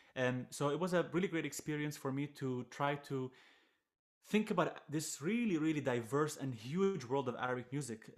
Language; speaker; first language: English; non-native, fluent; Arabic